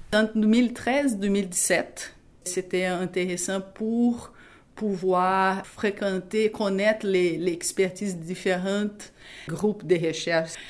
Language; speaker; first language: French; non-native, fluent; Portuguese